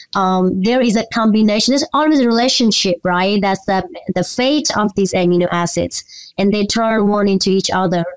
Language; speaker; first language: English; non-native, local second language; Nepali